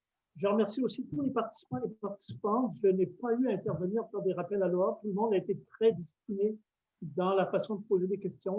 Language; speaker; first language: French; native; French